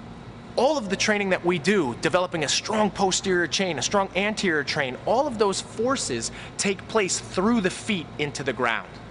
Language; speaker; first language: English; native; English